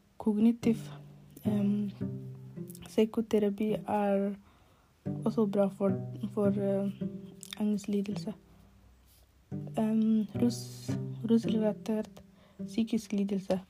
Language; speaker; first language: Norwegian; non-native, learner; Arabic